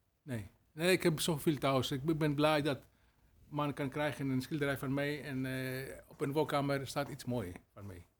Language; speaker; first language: Dutch; non-native, learner; Greek